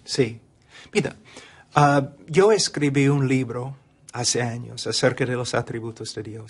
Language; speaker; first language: Spanish; non-native, fluent; English